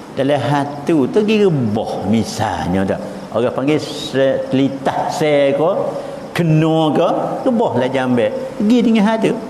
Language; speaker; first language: Malay; native; Malay